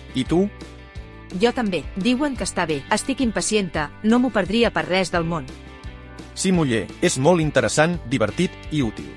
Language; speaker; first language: Catalan; non-native, fluent; Romanian